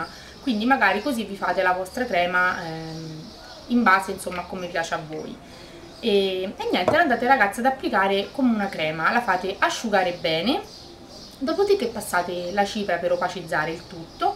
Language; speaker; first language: Italian; native; Italian